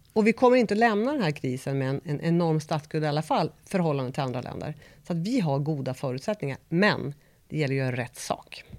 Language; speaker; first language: Swedish; native; Swedish